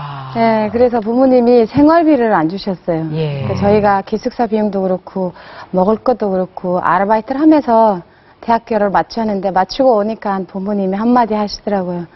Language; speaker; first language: Korean; non-native, fluent; Filipino